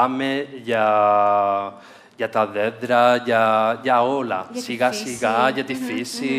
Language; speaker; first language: Greek; non-native, fluent; Spanish